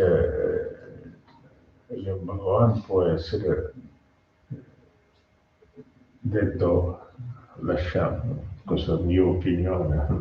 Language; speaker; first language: Italian; non-native, learner; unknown